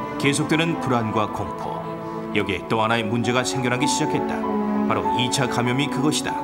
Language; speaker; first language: Korean; native; Korean